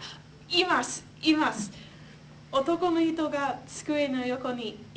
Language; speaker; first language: Japanese; non-native, learner; English